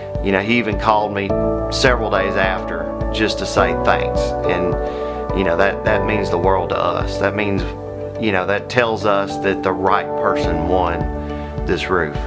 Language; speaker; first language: English; native; English